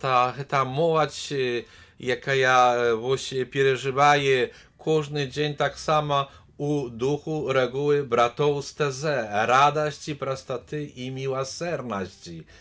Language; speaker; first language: Polish; non-native, learner; Belarusian